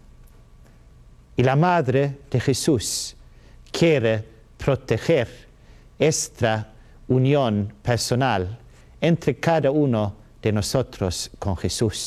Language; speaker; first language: Spanish; non-native, learner; Swedish